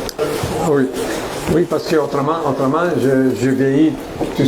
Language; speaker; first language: French; non-native, fluent; Italian